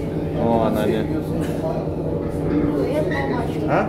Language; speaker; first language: Russian; native; Russian